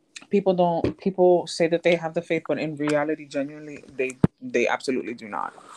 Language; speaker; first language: English; early bilingual, other home language; Spanish